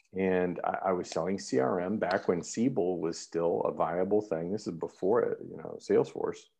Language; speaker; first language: English; native; English